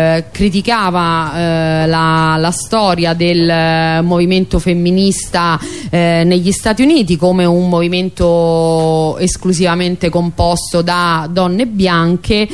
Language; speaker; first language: Italian; native; Italian